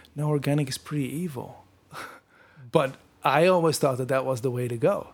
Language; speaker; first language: English; non-native, fluent; Dutch